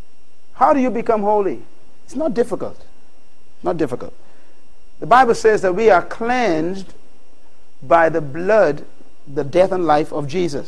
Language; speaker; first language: English; native; English